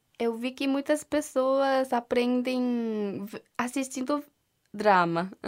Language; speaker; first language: Portuguese; non-native, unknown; Korean